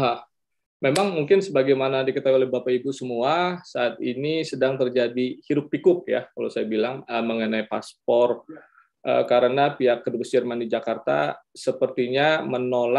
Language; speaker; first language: Indonesian; native; Indonesian